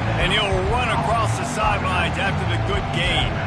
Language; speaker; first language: English; native; English